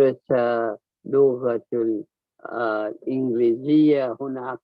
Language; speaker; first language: Arabic; non-native, learner; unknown